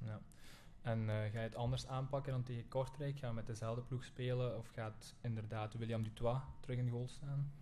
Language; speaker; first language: Dutch; native; Dutch